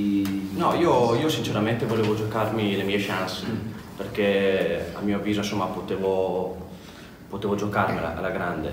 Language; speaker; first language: Italian; native; Italian